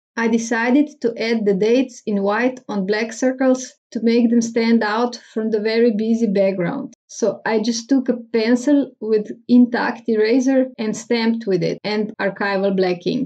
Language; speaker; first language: English; non-native, fluent; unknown